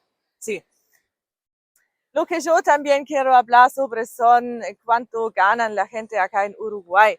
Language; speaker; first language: Spanish; non-native, fluent; German